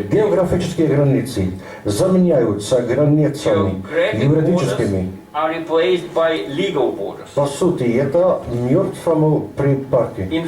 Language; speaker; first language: Russian; non-native, learner; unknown